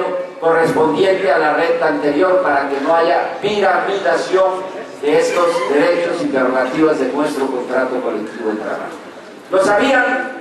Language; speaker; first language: Spanish; native; Spanish